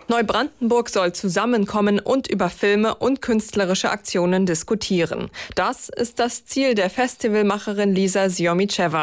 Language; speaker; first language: German; native; German